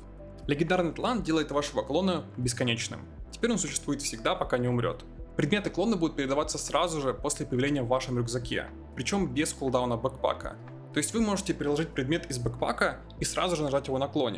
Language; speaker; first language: Russian; native; Russian